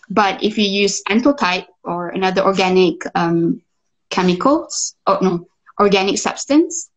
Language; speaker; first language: English; non-native, local second language; Malay